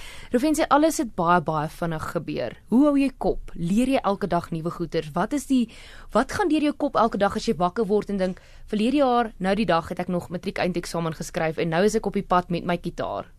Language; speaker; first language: Afrikaans; native; Afrikaans